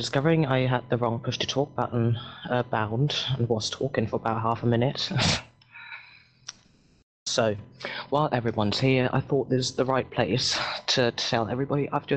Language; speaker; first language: English; native; English